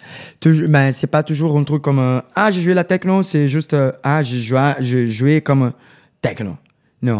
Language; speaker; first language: French; non-native, learner; Portuguese